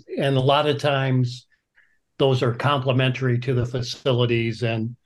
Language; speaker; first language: English; native; English